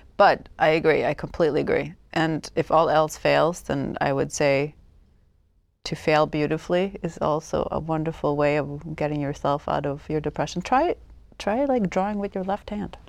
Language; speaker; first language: English; non-native, fluent; Swedish